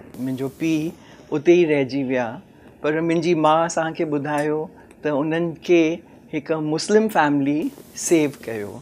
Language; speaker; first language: Sindhi; native; Sindhi